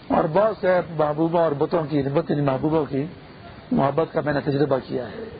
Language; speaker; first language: Urdu; non-native, local second language; Pashto